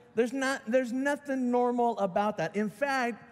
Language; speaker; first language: English; native; English